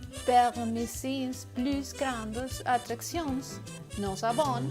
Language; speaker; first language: French; non-native, learner; Spanish